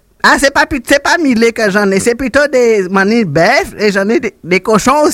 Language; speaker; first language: French; native; French